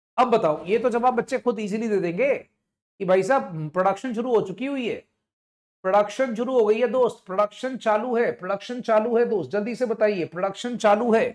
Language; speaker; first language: Hindi; non-native, local second language; Punjabi